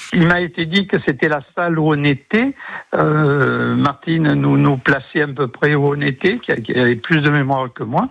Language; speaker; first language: French; native; French